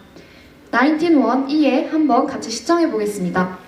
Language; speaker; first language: Korean; native; Korean